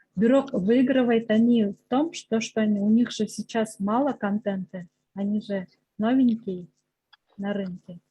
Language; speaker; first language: Russian; non-native, local second language; Kyrgyz